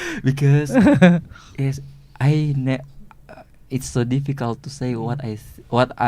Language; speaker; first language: English; non-native, learner; Indonesian